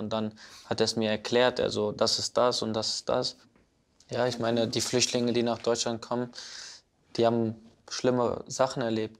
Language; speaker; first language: German; early bilingual, other home language; Kurdish